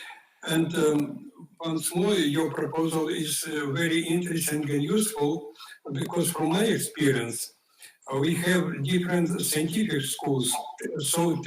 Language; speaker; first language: English; non-native, fluent; Ukrainian